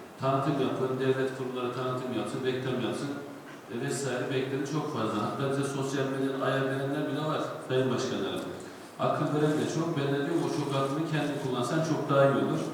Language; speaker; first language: Turkish; native; Turkish